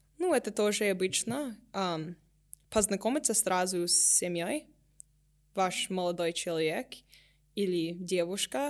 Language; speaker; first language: Russian; non-native, learner; English